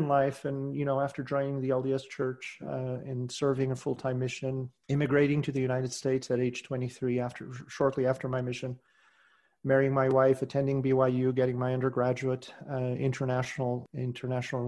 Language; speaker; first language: English; non-native, fluent; Portuguese